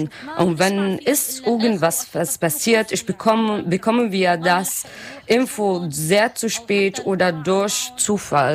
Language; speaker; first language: German; non-native, learner; Arabic